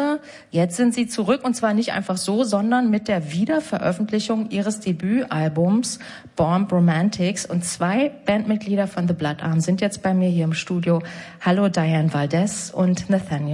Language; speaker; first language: German; native; German